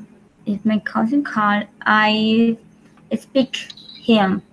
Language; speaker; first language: English; non-native, learner; Spanish